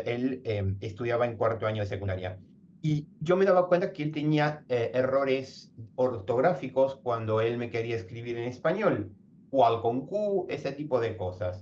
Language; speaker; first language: Spanish; native; Spanish